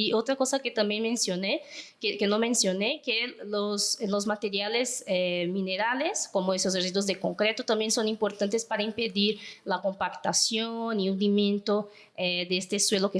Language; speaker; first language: Spanish; non-native, fluent; Portuguese